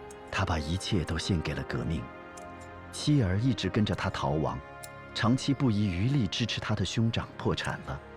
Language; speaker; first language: Chinese; native; Chinese